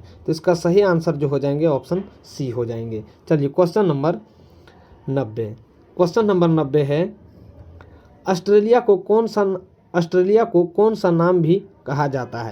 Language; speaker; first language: Hindi; native; Hindi